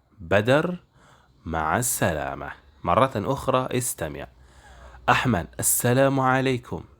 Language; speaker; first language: Arabic; non-native, fluent; Indonesian